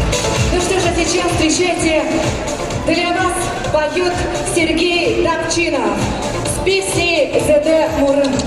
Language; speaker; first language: Russian; native; Russian